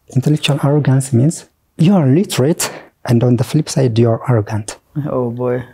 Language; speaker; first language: English; non-native, fluent; Oromo